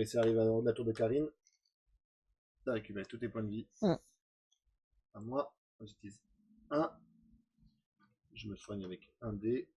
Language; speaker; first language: French; native; French